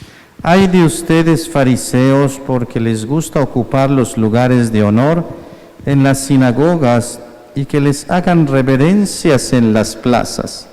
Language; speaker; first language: Spanish; native; Spanish